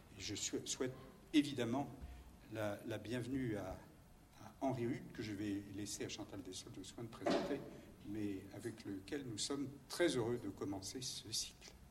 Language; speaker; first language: French; native; French